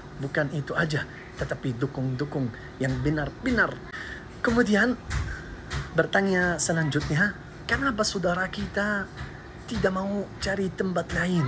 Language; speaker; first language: Indonesian; non-native, learner; Arabic